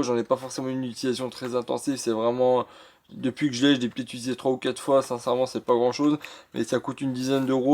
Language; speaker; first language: French; native; French